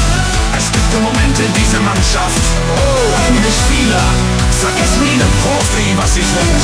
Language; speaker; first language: German; non-native, learner; Italian